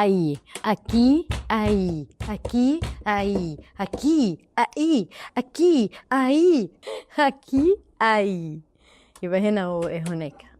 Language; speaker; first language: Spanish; non-native, learner; Arabic